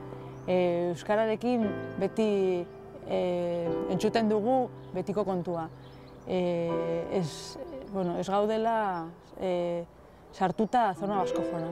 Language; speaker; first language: Basque; non-native, local second language; Spanish